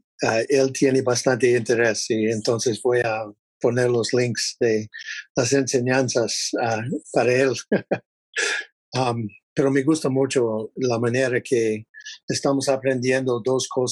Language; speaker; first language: Spanish; non-native, fluent; English